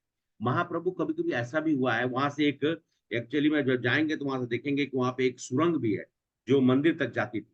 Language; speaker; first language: Hindi; native; Hindi